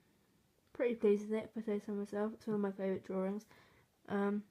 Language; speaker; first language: English; native; English